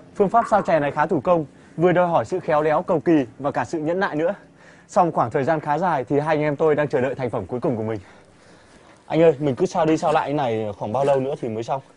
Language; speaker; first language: Vietnamese; native; Vietnamese